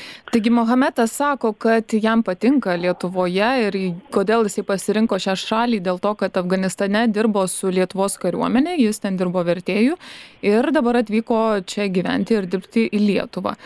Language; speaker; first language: Lithuanian; native; Lithuanian